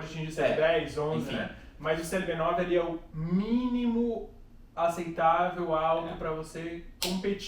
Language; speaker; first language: Portuguese; native; Portuguese